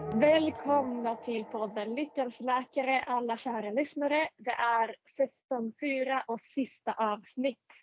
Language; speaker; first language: Swedish; non-native, fluent; Finnish